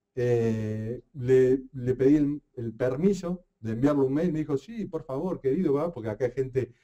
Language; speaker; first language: Spanish; native; Spanish